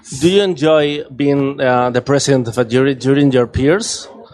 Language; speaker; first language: English; non-native, fluent; Spanish